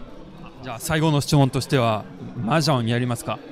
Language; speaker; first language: Japanese; non-native, fluent; French